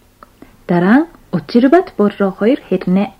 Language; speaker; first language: Mongolian; non-native, fluent; Japanese